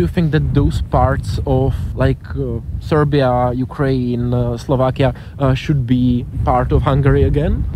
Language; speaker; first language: English; non-native, fluent; Czech